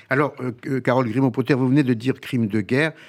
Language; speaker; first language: French; native; French